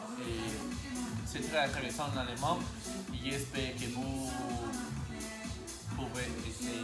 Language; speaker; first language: French; non-native, learner; Spanish